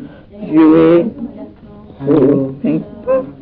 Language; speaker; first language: French; non-native, learner; English